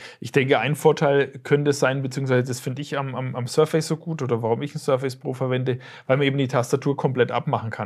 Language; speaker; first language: German; native; German